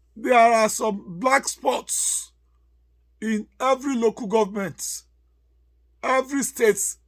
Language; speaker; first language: English; non-native, local second language; Yoruba